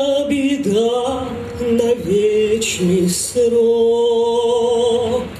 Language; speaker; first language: Russian; native; Russian